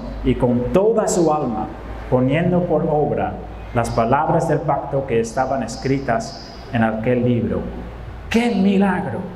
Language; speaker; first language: Spanish; non-native, fluent; Dutch